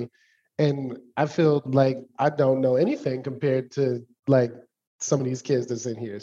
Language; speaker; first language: English; native; English